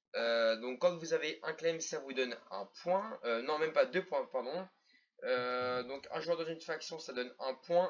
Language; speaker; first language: French; native; French